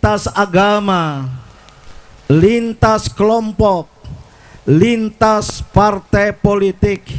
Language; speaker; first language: Indonesian; native; Indonesian